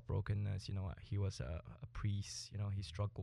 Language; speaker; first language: English; early bilingual, other home language; Spanish